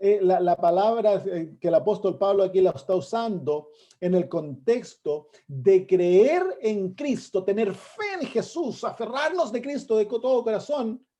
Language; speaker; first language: Spanish; native; Spanish